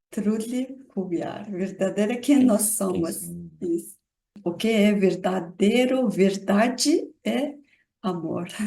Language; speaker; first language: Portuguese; non-native, learner; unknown